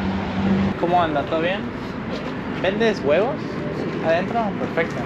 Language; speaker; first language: Spanish; non-native, learner; English